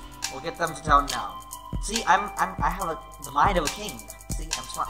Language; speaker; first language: English; non-native, local second language; Urdu